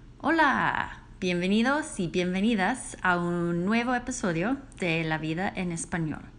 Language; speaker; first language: Spanish; non-native, learner; English